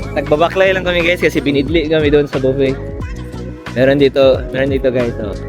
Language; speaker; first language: Filipino; non-native, local second language; Cebuano